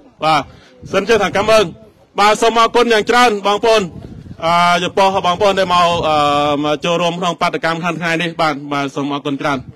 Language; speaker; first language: Vietnamese; non-native, local second language; Khmer